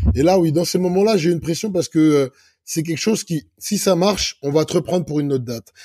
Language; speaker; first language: French; native; French